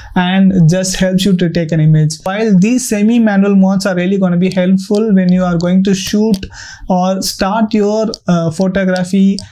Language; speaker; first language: English; non-native, local second language; Tamil